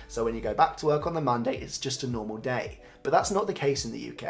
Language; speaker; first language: English; native; English